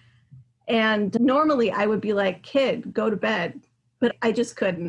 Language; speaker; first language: English; native; English